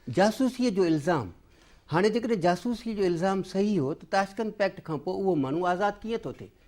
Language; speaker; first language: Sindhi; native; Sindhi